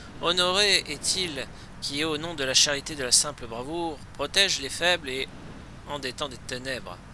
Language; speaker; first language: French; native; French